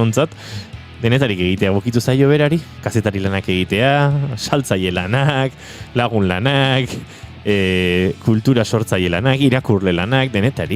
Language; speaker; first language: Basque; native; Basque